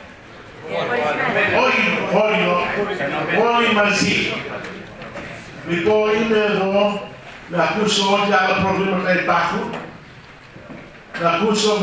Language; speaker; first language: Greek; early bilingual, heritage; Greek